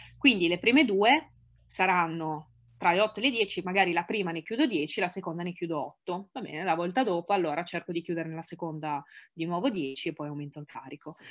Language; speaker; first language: Italian; native; Italian